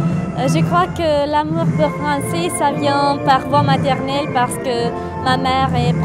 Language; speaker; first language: French; non-native, fluent; Romanian